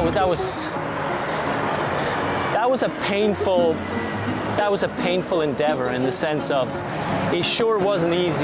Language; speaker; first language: English; non-native, fluent; Swiss German